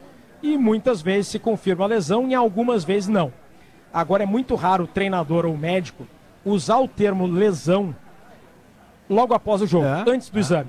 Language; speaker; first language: Portuguese; native; Portuguese